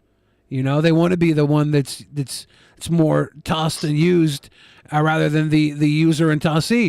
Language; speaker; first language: English; native; English